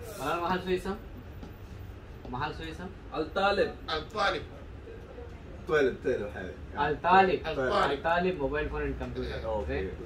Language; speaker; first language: Arabic; non-native, learner; Urdu